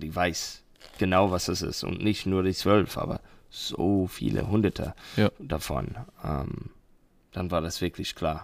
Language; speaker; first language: German; non-native, learner; English